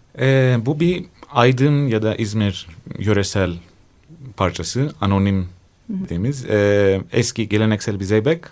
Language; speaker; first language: Turkish; non-native, fluent; Greek